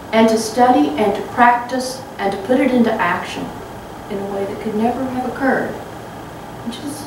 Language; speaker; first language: English; native; English